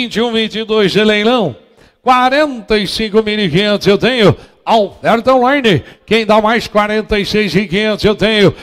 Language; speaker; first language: Portuguese; native; Portuguese